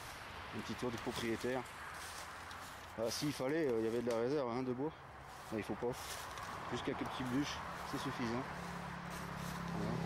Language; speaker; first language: French; native; French